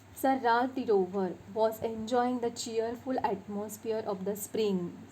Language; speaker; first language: English; non-native, local second language; Marathi